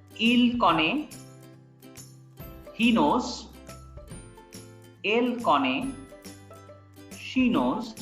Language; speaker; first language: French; non-native, fluent; Bangla